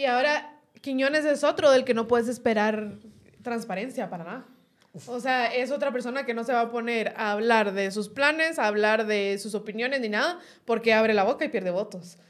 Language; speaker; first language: Spanish; native; Spanish